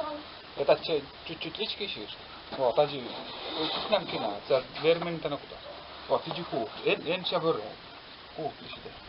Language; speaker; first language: Russian; non-native, local second language; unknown